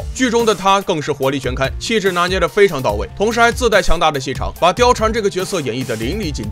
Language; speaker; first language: Chinese; native; Chinese